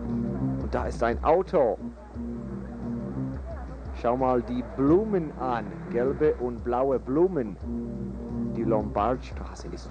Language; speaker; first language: German; non-native, fluent; English